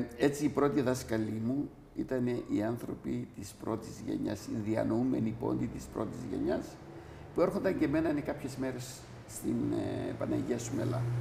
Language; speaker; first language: Greek; non-native, local second language; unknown